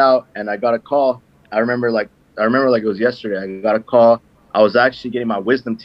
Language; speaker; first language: English; native; English